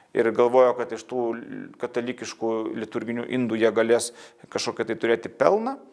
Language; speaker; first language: Lithuanian; native; Lithuanian